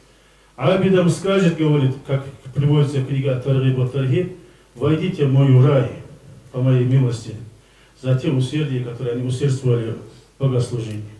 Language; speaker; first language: Russian; non-native, local second language; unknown